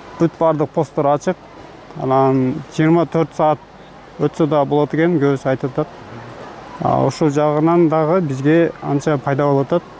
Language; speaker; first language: Kyrgyz; native; Kyrgyz